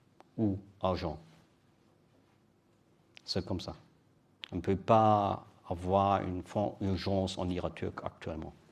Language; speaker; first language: French; non-native, learner; German